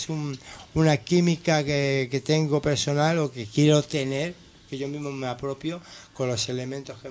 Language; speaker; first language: Spanish; native; Spanish